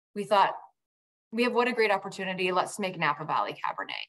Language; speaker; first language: English; native; English